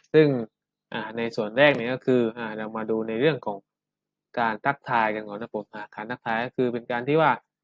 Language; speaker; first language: Thai; native; Thai